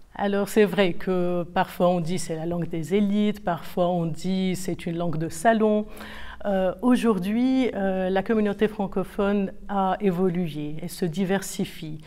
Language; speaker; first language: French; non-native, local second language; Arabic